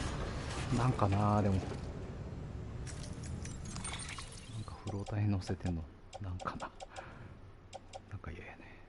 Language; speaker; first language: Japanese; native; Japanese